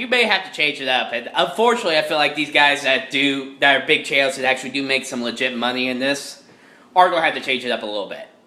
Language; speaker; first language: English; native; English